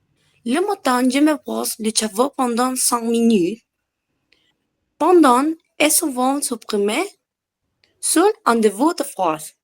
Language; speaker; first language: French; non-native, learner; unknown